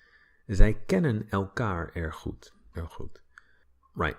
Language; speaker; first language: Dutch; non-native, fluent; English